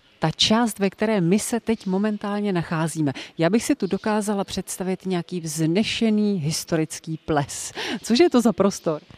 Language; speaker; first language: Czech; native; Czech